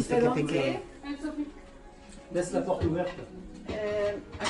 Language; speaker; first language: French; non-native, learner; Spanish